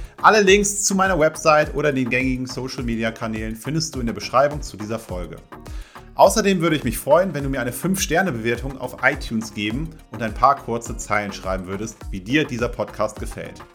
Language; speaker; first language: German; native; German